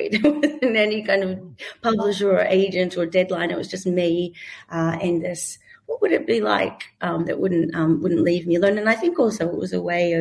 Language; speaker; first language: English; native; English